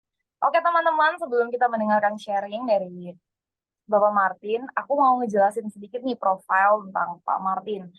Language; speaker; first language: Indonesian; native; Indonesian